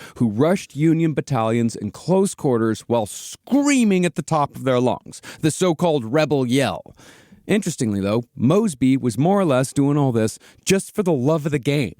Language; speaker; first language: English; native; English